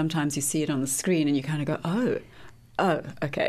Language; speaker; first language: English; native; English